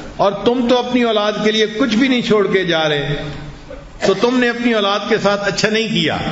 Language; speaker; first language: Urdu; non-native, local second language; Punjabi